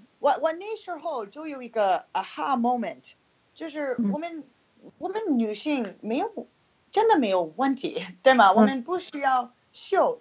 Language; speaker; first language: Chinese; non-native, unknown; English